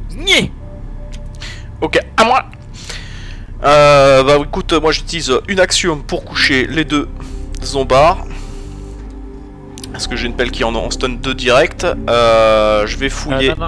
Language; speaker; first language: French; native; French